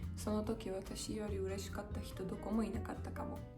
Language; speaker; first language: Japanese; non-native, learner; Georgian